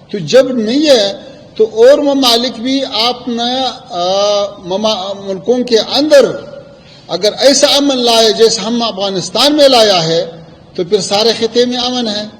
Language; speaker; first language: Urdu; non-native, fluent; Pashto